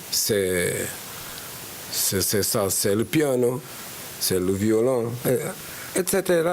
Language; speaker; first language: French; non-native, fluent; Portuguese